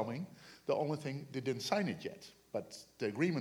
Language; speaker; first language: English; non-native, fluent; Dutch